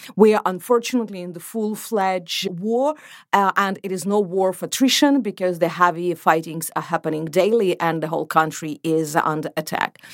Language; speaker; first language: English; non-native, fluent; Ukrainian